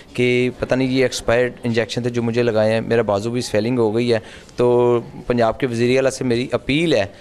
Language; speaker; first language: Urdu; non-native, local second language; Punjabi